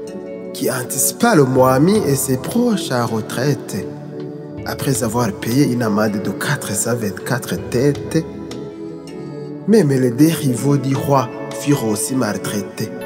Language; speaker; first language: French; non-native, local second language; Rundi